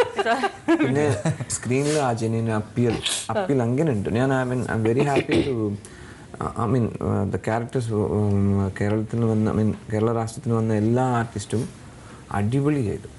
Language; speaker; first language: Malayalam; non-native, learner; Telugu